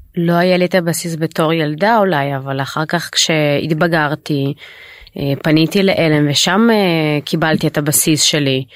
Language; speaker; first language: Hebrew; early bilingual, other home language; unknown